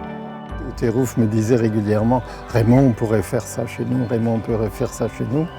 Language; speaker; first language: French; native; French